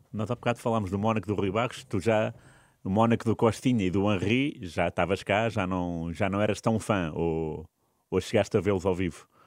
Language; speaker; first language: Portuguese; native; Portuguese